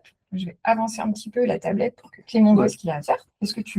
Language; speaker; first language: French; native; French